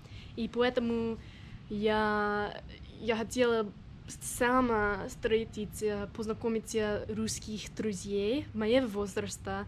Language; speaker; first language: Russian; non-native, learner; English